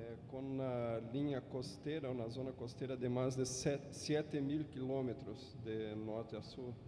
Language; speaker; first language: Spanish; non-native, fluent; Portuguese